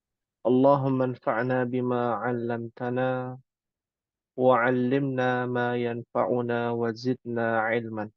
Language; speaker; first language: Arabic; non-native, fluent; Indonesian